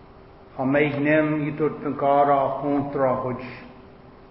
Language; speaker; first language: Hungarian; non-native, fluent; English